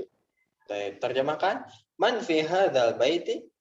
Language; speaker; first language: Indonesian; native; Indonesian